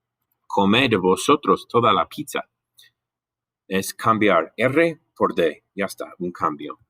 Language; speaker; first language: Spanish; non-native, fluent; English